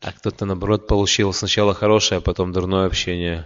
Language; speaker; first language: Russian; native; Russian